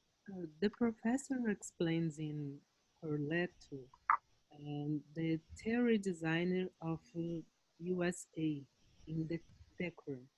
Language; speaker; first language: English; non-native, learner; Portuguese